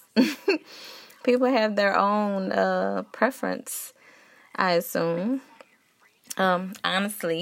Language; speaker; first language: English; native; English